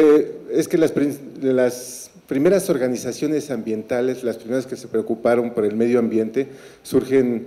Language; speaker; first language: Spanish; native; Spanish